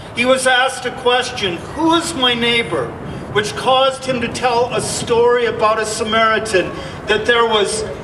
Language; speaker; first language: English; native; English